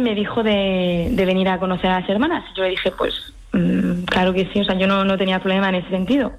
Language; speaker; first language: Spanish; early bilingual, heritage; French